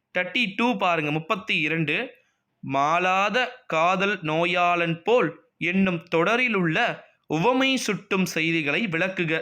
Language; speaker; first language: Tamil; native; Tamil